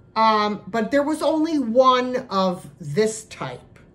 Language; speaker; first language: English; native; English